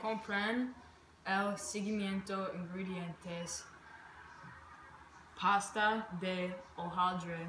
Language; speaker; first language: Spanish; non-native, learner; English